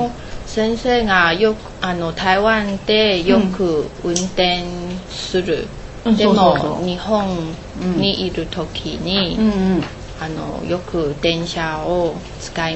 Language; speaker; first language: Japanese; non-native, learner; Chinese